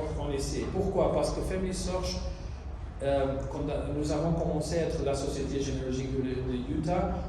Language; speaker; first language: French; non-native, fluent; Italian